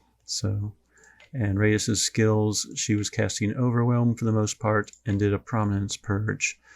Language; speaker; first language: English; native; English